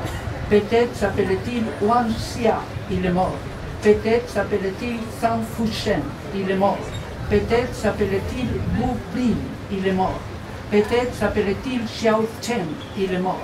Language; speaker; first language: French; non-native, fluent; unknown